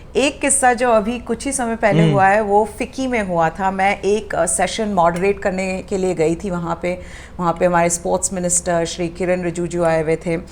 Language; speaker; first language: Hindi; native; Hindi